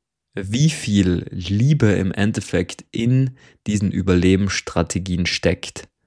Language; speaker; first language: German; native; German